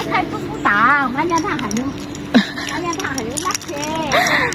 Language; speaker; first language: Chinese; native; Chinese